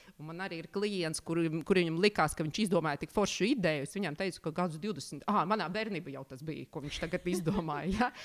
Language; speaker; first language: Latvian; non-native, local second language; Russian